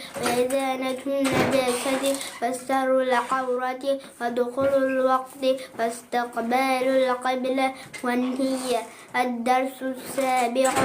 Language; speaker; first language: Arabic; non-native, learner; Oromo